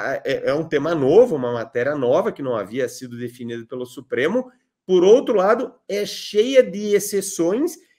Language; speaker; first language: Portuguese; native; Portuguese